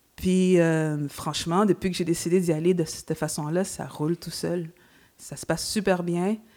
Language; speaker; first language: French; native; French